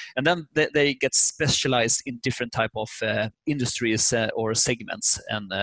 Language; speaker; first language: English; non-native, fluent; Swedish